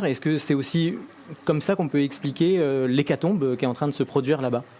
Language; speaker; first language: French; native; French